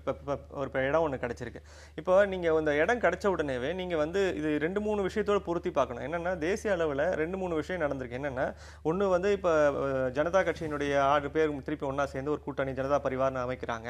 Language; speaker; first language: Tamil; native; Tamil